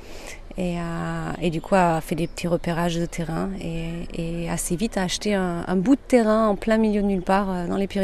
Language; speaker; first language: French; native; French